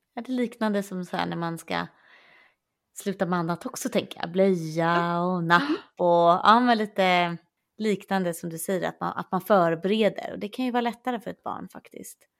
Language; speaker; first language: Swedish; native; Swedish